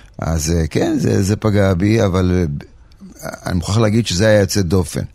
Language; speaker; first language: Hebrew; early bilingual, other home language; Polish